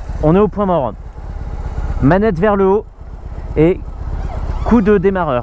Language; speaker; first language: French; native; French